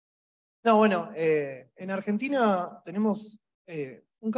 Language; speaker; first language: Spanish; native; Spanish